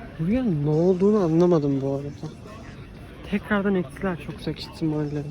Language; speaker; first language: Turkish; native; Turkish